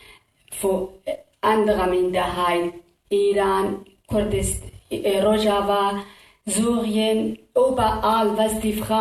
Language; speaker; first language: German; non-native, learner; Kurdish